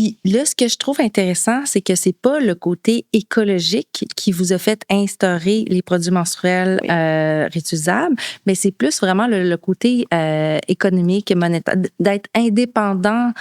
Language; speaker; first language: French; native; French